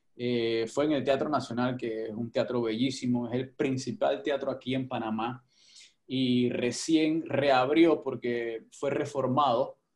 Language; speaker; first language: Spanish; native; Spanish